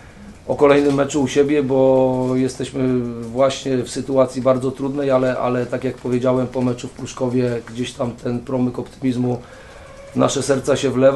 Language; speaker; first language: Polish; native; Polish